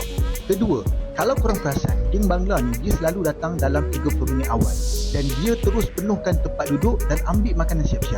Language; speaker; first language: Malay; native; Malay